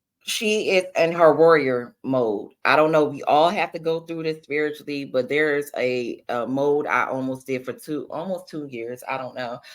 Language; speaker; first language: English; native; English